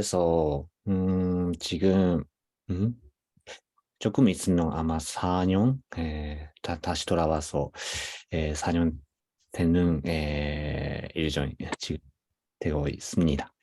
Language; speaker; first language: Korean; non-native, fluent; Japanese